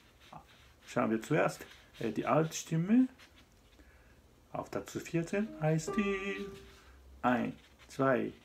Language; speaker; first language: German; non-native, fluent; Japanese